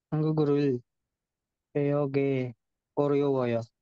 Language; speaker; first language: Korean; non-native, learner; Filipino